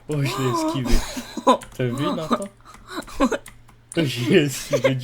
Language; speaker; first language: French; native; French